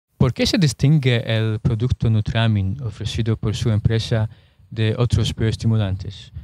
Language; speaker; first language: Spanish; non-native, fluent; Polish